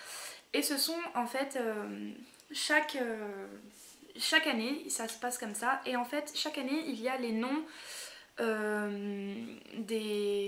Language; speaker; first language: French; native; French